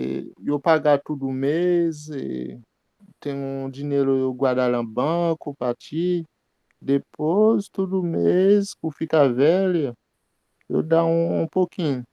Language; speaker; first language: Portuguese; non-native, learner; Haitian Creole